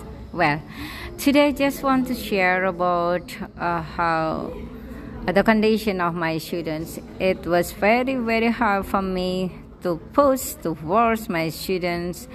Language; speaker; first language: English; non-native, fluent; Indonesian